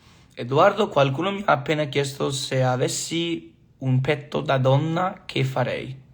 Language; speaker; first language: Italian; non-native, fluent; English